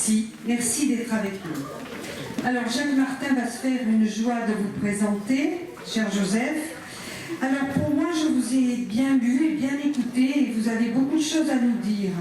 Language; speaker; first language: French; native; French